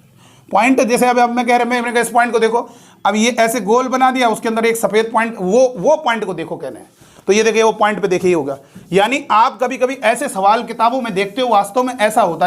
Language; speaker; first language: Hindi; native; Hindi